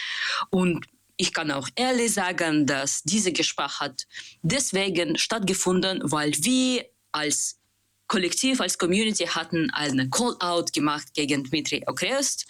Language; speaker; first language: German; non-native, learner; Russian